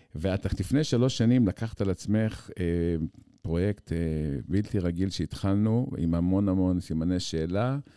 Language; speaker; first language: Hebrew; native; Hebrew